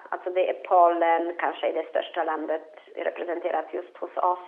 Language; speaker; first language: Swedish; non-native, fluent; Polish